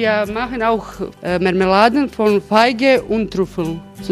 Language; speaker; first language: German; early bilingual, other home language; Croatian